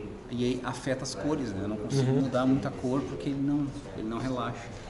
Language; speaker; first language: Portuguese; native; Portuguese